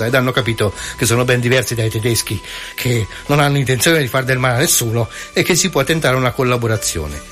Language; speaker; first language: Italian; native; Italian